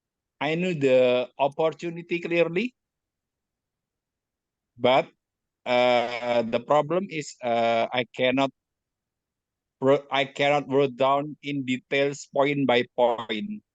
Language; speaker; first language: English; non-native, learner; Indonesian